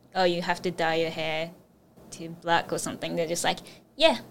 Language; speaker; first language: English; non-native, fluent; Japanese